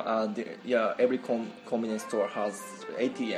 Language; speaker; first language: English; non-native, learner; Japanese